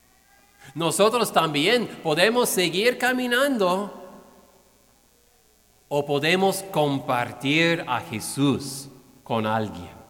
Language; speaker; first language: Spanish; non-native, fluent; English